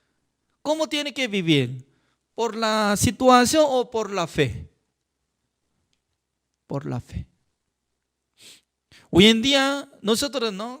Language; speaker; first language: Spanish; non-native, fluent; Korean